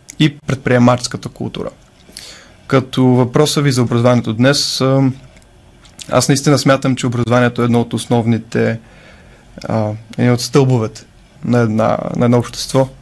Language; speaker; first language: Bulgarian; native; Bulgarian